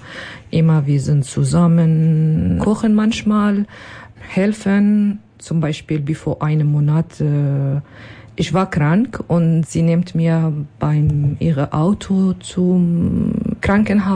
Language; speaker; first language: German; non-native, learner; Kurdish